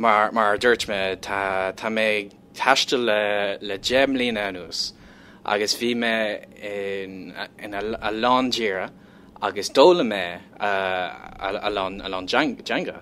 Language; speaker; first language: Irish; non-native, learner; English